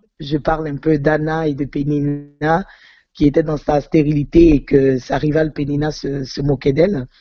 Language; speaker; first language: French; non-native, local second language; Yoruba